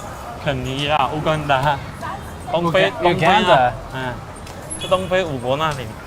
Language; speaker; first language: Chinese; native; Chinese